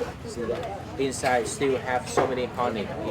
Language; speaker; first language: English; non-native, learner; Vietnamese